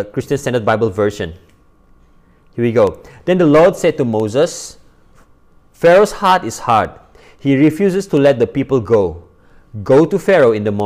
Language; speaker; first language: English; non-native, local second language; Malay